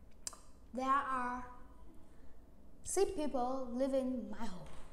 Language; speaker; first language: English; non-native, learner; Vietnamese